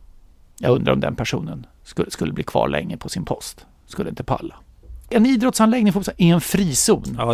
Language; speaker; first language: Swedish; native; Swedish